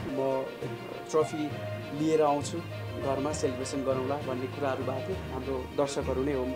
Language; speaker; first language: Nepali; native; Nepali